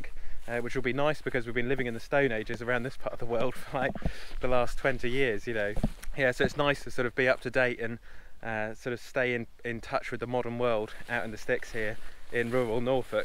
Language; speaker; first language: English; native; English